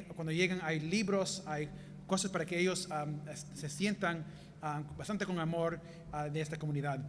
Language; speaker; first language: Spanish; early bilingual, heritage; Spanish